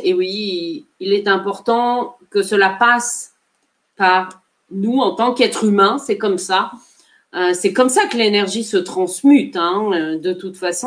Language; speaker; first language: French; native; French